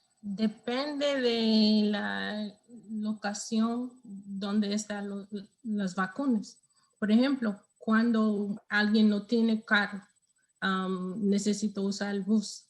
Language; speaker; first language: Spanish; non-native, learner; English